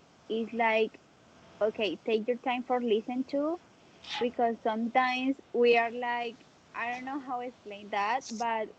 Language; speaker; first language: English; non-native, learner; Spanish